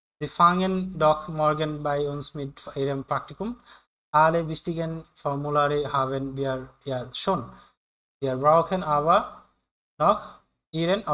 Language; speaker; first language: German; non-native, fluent; Bangla